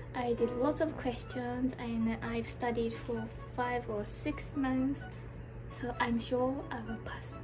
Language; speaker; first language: English; non-native, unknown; Japanese